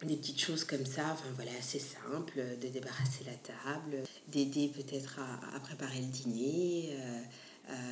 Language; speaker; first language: French; native; French